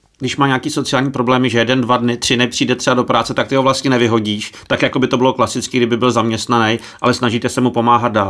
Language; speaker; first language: Czech; native; Czech